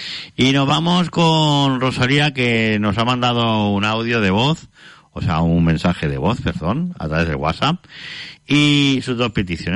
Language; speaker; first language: Spanish; native; Spanish